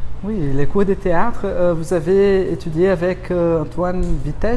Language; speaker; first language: French; non-native, fluent; Portuguese